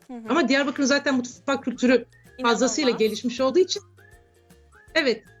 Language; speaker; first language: Turkish; native; Turkish